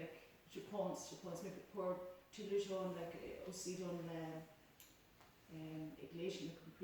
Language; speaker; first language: French; non-native, learner; English